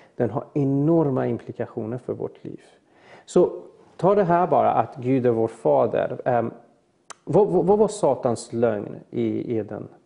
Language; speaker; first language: Swedish; early bilingual, other home language; Persian